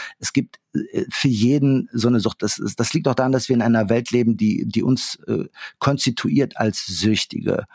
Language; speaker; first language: German; early bilingual, other home language; Arabic